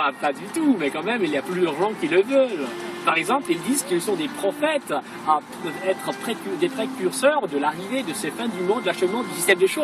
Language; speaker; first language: French; non-native, fluent; Russian